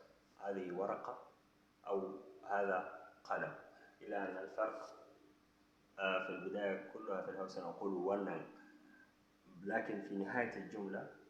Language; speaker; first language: Arabic; non-native, fluent; Hausa